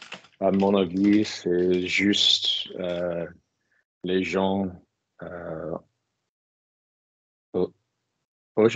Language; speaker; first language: French; non-native, learner; English